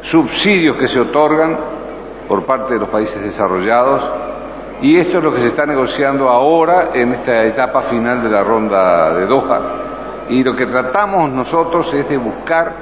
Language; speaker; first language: Spanish; native; Spanish